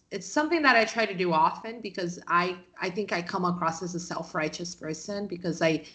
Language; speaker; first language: English; non-native, fluent; Portuguese